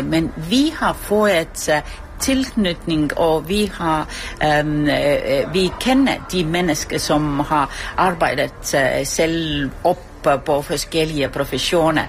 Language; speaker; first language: Danish; non-native, fluent; Estonian